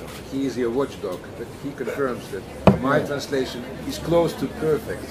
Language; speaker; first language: English; non-native, fluent; Russian